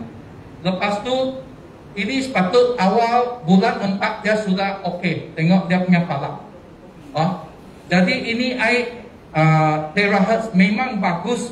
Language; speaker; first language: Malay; non-native, local second language; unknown